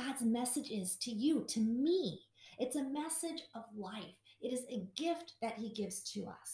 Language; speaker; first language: English; native; English